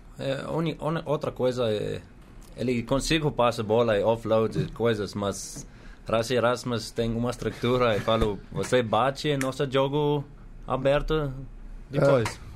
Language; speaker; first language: Portuguese; non-native, learner; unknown